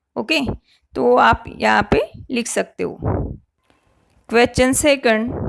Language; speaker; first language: Hindi; non-native, local second language; Marathi